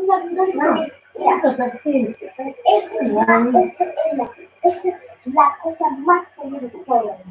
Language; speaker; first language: Spanish; early bilingual, other home language; Filipino